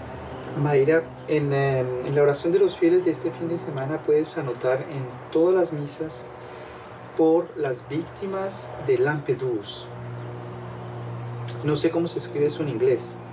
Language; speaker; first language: Spanish; non-native, fluent; French